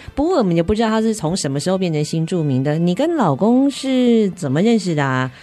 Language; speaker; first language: Chinese; native; Chinese